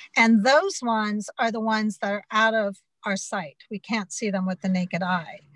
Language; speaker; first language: English; native; English